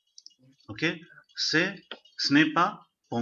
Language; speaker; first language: French; non-native, fluent; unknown